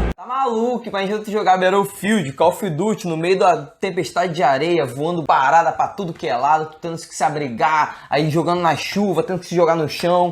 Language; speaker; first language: Portuguese; native; Portuguese